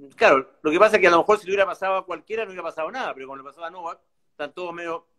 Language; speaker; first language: Spanish; native; Spanish